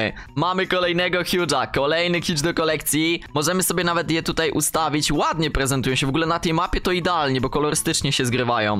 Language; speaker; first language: Polish; native; Polish